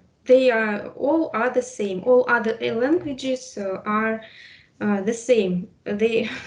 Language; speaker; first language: English; non-native, fluent; Russian